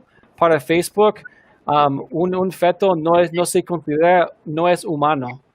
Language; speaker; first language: Spanish; early bilingual, heritage; Spanish